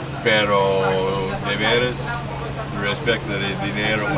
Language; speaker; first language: Spanish; non-native, learner; English